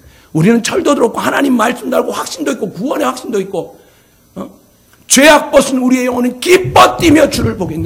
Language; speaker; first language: Korean; native; Korean